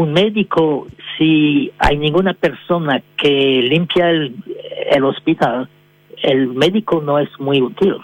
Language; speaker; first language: Spanish; non-native, fluent; French